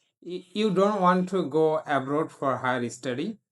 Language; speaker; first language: English; non-native, learner; Bangla